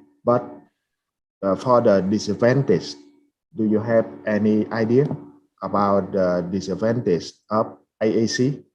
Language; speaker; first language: English; non-native, fluent; Vietnamese